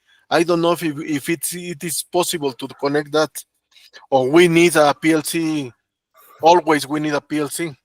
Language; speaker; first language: English; non-native, learner; Spanish